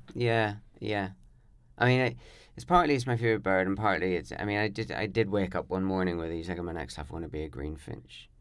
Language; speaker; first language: English; native; English